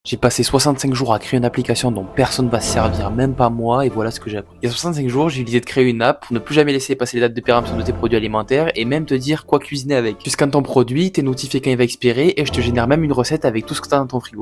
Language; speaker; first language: French; native; French